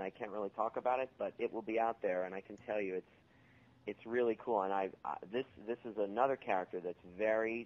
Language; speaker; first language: English; native; English